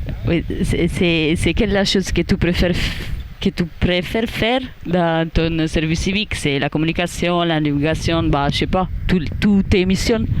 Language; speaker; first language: French; non-native, learner; Italian